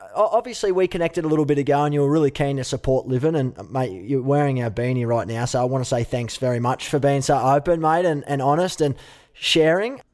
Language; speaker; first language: English; native; English